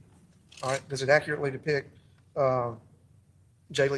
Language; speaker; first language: English; native; English